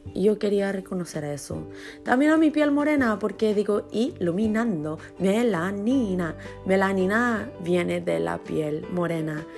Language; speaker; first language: Spanish; early bilingual, other home language; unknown